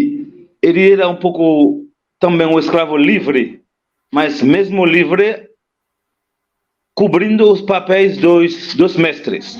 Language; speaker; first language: Portuguese; non-native, fluent; Haitian Creole